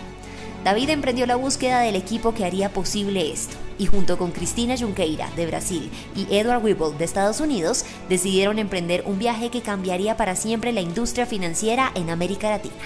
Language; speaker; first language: Spanish; native; Spanish